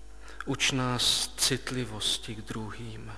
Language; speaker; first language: Czech; native; Czech